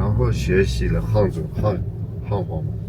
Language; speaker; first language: Chinese; non-native, local second language; Tibetan